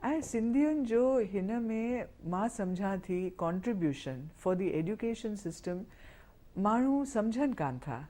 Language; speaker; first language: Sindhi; early bilingual, heritage; Sindhi